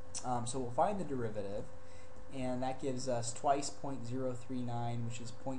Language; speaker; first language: English; native; English